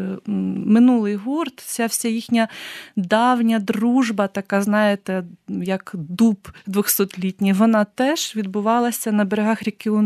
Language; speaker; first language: Ukrainian; native; Ukrainian